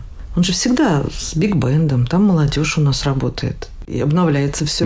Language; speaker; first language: Russian; native; Russian